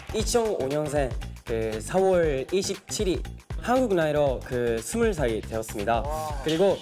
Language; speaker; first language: Korean; non-native, learner; Japanese